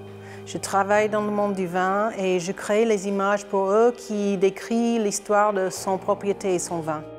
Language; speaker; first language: French; non-native, fluent; English